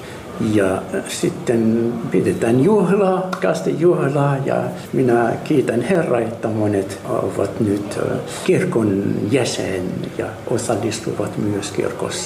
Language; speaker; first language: Finnish; non-native, fluent; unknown